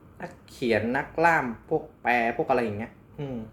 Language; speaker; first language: Thai; native; Thai